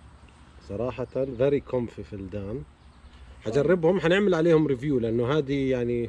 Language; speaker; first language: Arabic; native; Arabic